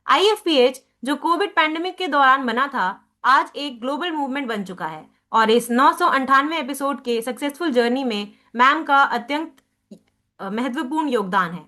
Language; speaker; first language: Hindi; native; Hindi